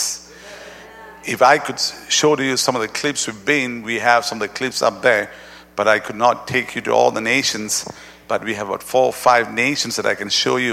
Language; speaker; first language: English; non-native, local second language; Tamil